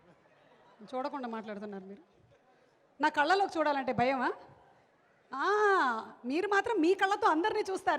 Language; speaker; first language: Telugu; native; Telugu